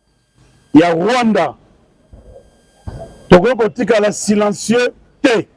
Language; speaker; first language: French; non-native, local second language; Lingala